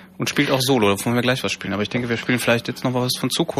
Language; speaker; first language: German; native; German